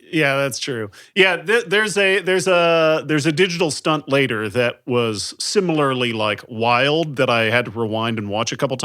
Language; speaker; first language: English; native; English